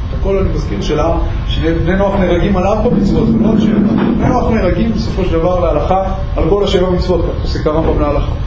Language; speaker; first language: Hebrew; native; Hebrew